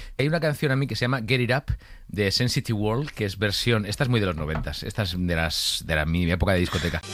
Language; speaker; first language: Spanish; native; Spanish